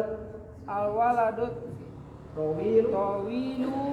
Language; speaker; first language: Arabic; non-native, fluent; Indonesian